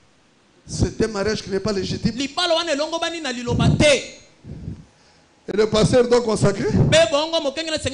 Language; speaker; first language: French; non-native, local second language; Lingala